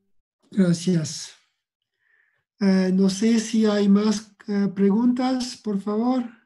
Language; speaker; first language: Spanish; non-native, fluent; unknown